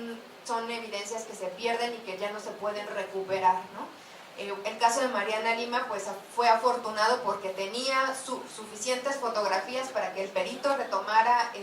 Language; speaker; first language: Spanish; native; Spanish